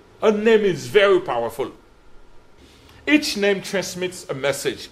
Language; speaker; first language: English; non-native, fluent; Haitian Creole